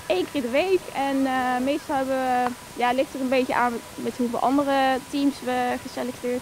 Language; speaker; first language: Dutch; native; Dutch